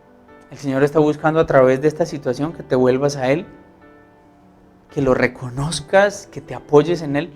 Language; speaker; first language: Spanish; native; Spanish